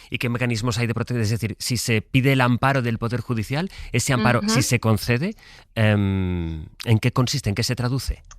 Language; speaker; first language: Spanish; native; Spanish